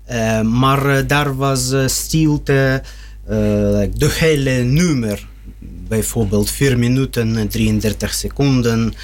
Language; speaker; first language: Dutch; non-native, learner; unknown